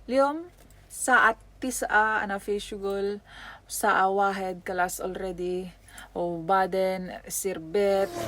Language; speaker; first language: Arabic; non-native, learner; Filipino